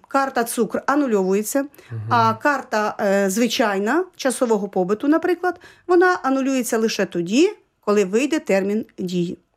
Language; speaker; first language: Ukrainian; native; Ukrainian